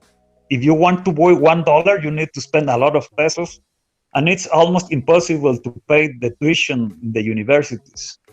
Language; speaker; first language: English; non-native, fluent; Spanish